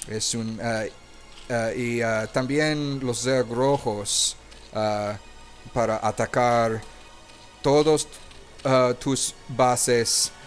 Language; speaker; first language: Spanish; non-native, learner; English